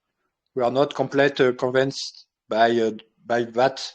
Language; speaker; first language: English; non-native, learner; French